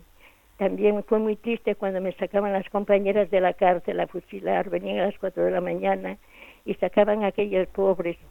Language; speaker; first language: Spanish; native; Spanish